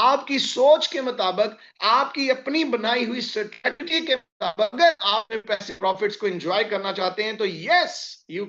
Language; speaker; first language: Hindi; native; Hindi